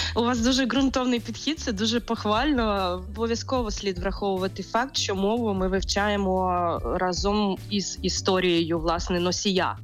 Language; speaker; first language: Ukrainian; native; Ukrainian